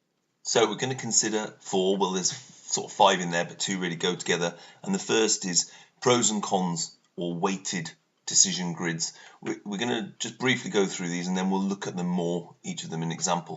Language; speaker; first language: English; native; English